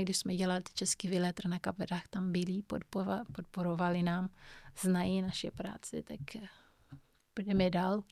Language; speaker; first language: Czech; non-native, fluent; Kabuverdianu